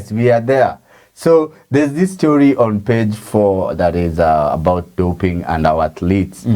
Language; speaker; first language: English; non-native, local second language; Swahili